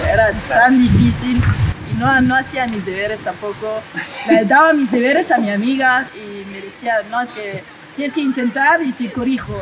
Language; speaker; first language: Spanish; non-native, fluent; French